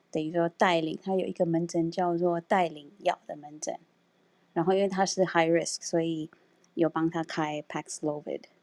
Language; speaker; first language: Chinese; non-native, fluent; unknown